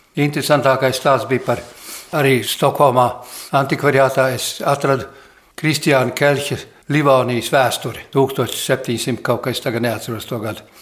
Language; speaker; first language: Latvian; early bilingual, heritage; Latvian